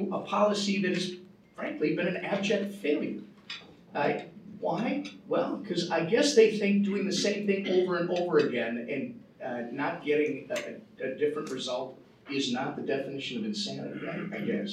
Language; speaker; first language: English; native; English